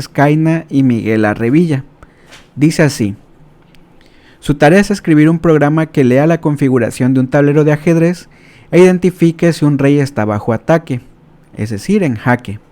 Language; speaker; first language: Spanish; native; Spanish